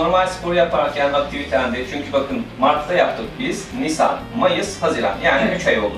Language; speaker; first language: Turkish; native; Turkish